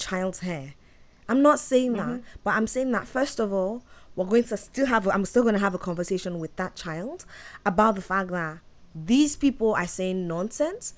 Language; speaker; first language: English; non-native, local second language; Yoruba